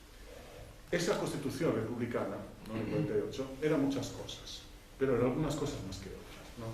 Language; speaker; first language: Spanish; non-native, fluent; Italian